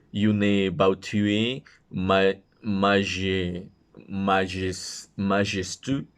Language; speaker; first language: French; non-native, learner; Spanish